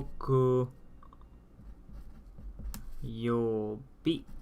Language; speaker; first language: Japanese; non-native, learner; English